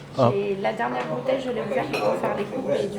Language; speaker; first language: French; native; French